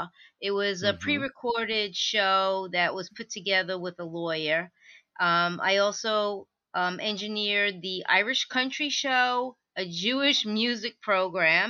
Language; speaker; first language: English; native; English